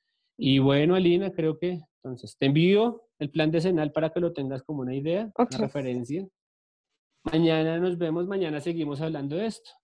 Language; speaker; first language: Spanish; native; Spanish